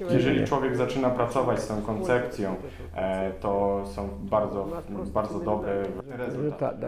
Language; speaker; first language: Polish; non-native, fluent; Russian